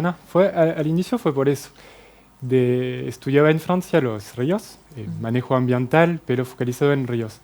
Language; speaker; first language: Spanish; non-native, fluent; French